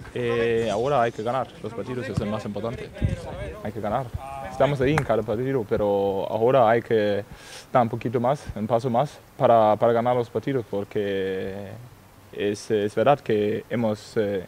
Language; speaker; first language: Spanish; non-native, fluent; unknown